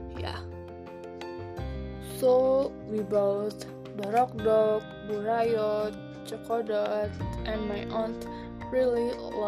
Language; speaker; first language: English; non-native, learner; Indonesian